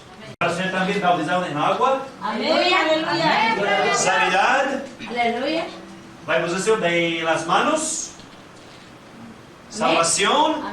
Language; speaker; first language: Spanish; non-native, fluent; English